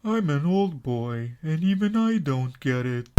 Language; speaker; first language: English; native; English